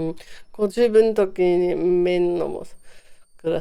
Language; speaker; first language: Japanese; non-native, learner; German